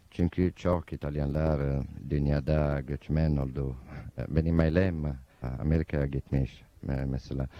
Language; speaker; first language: Turkish; non-native, fluent; Italian